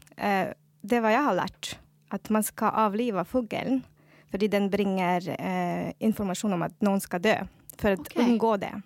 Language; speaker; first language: Norwegian; non-native, fluent; Russian